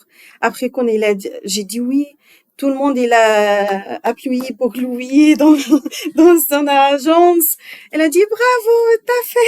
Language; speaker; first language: French; non-native, learner; Arabic